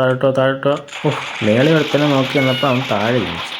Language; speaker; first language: Malayalam; native; Malayalam